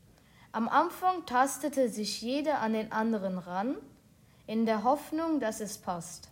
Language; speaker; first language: German; non-native, local second language; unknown